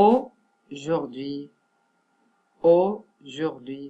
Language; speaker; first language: French; non-native, fluent; Catalan